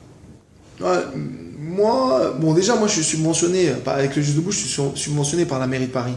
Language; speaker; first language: French; native; French